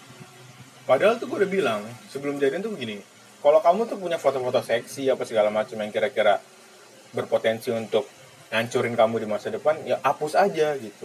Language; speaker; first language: Indonesian; native; Indonesian